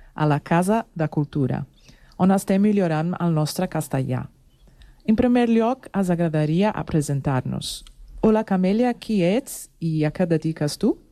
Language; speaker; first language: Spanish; non-native, fluent; Portuguese